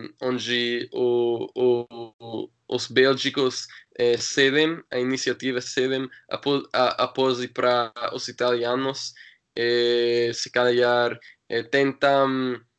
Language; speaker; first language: Portuguese; non-native, learner; English